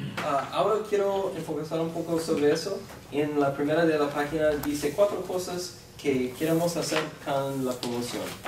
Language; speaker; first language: Spanish; non-native, fluent; English